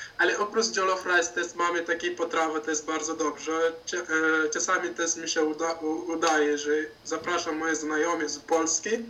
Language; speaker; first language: Polish; non-native, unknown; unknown